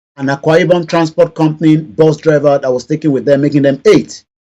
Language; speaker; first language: English; non-native, local second language; Yoruba